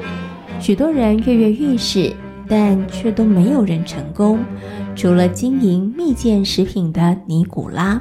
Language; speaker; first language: Chinese; native; Chinese